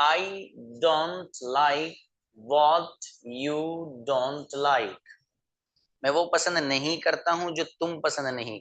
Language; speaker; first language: Hindi; native; Hindi